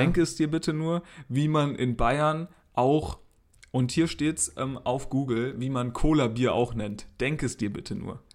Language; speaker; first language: German; native; German